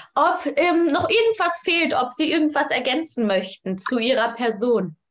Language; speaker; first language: German; native; German